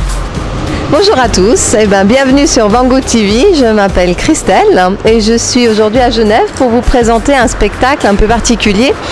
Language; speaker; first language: French; native; French